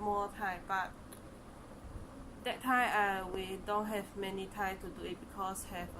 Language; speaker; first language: English; non-native, local second language; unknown